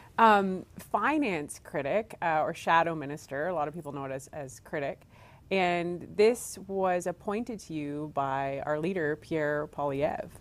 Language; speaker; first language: English; native; English